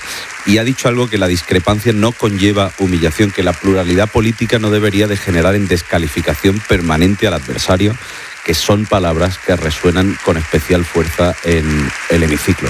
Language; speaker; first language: Spanish; native; Spanish